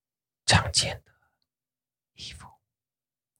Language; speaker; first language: Chinese; non-native, learner; English